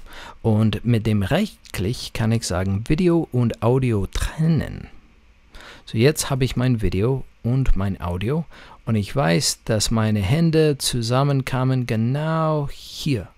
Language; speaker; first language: German; non-native, fluent; English